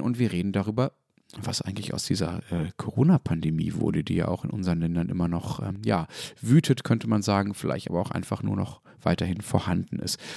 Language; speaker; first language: German; native; German